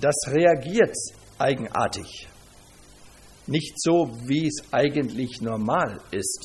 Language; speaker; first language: German; native; German